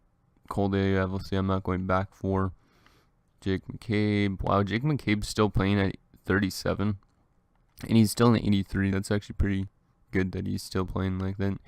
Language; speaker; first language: English; native; English